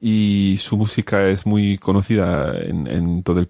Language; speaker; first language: Spanish; non-native, fluent; English